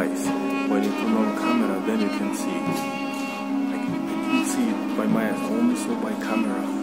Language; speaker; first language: English; non-native, learner; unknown